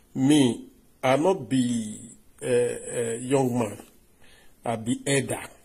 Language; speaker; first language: Nigerian Pidgin; non-native, local second language; Yoruba